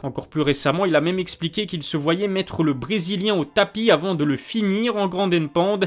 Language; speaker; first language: French; native; French